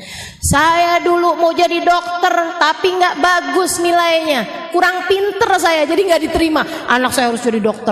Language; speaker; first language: Indonesian; native; Indonesian